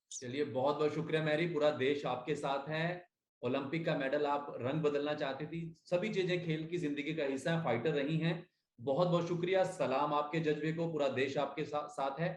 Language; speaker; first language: Hindi; native; Hindi